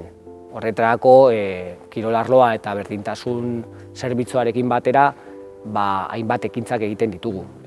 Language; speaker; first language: Basque; non-native, local second language; Spanish